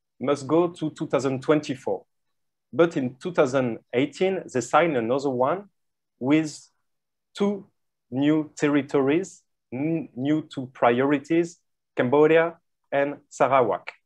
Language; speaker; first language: English; non-native, fluent; French